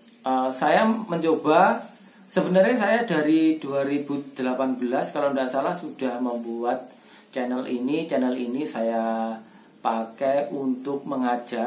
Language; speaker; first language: Indonesian; non-native, local second language; Javanese